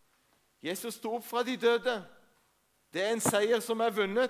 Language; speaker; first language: Norwegian; non-native, fluent; Hebrew